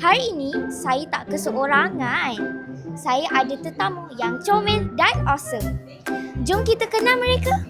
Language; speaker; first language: Malay; native; Malay